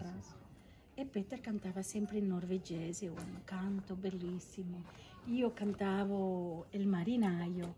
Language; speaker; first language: Italian; non-native, fluent; Catalan